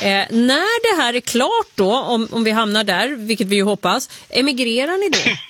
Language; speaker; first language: Swedish; native; Swedish